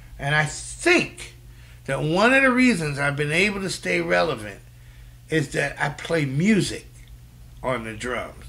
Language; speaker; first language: English; native; English